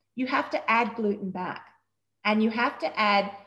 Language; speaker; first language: English; native; English